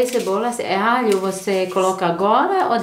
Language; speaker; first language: Portuguese; non-native, learner; Croatian